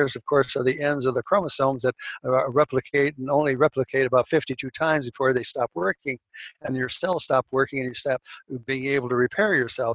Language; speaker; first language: English; native; English